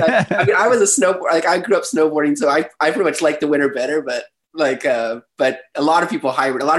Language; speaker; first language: English; native; English